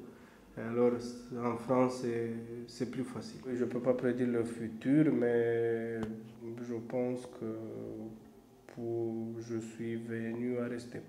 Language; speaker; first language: French; non-native, learner; Romanian